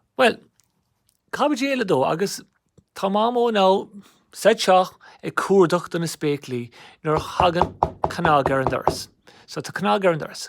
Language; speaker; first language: Irish; native; Irish